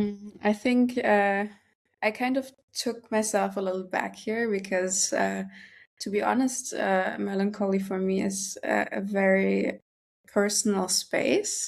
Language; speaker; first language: English; non-native, fluent; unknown